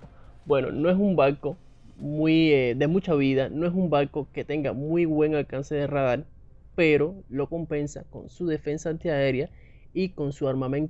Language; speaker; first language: Spanish; native; Spanish